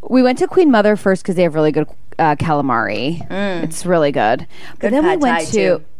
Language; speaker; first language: English; native; English